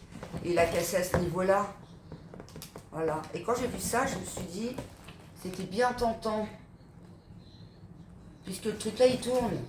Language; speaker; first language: French; native; French